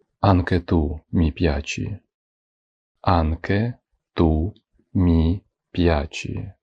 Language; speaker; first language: Italian; non-native, fluent; Ukrainian